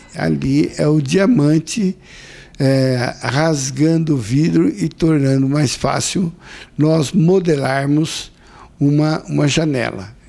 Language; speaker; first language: Portuguese; native; Portuguese